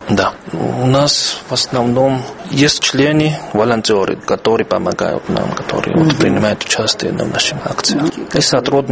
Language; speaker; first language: Russian; non-native, fluent; Georgian